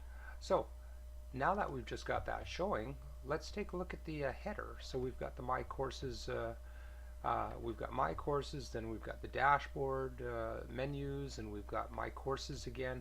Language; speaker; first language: English; native; English